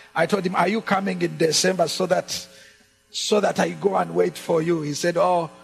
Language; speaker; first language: English; non-native, local second language; Ganda